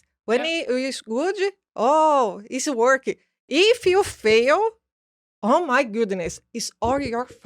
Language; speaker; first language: English; non-native, learner; Portuguese